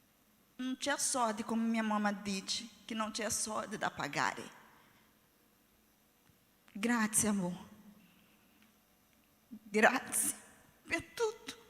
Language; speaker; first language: Italian; non-native, learner; Portuguese